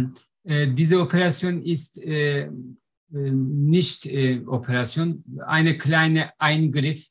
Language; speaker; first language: German; non-native, learner; Turkish